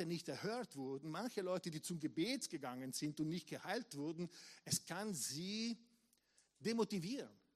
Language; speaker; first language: German; non-native, fluent; English